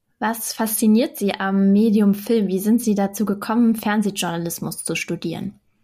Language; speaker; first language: German; native; German